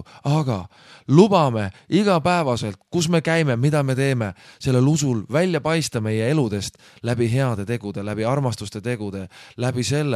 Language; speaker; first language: Estonian; native; Estonian